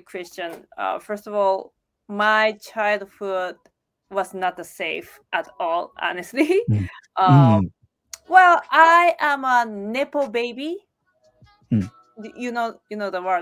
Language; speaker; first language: English; non-native, fluent; Japanese